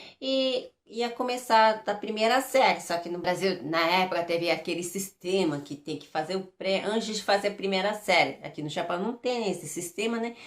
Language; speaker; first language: Portuguese; early bilingual, other home language; Japanese